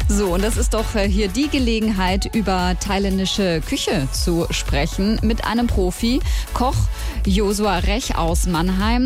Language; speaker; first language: German; native; German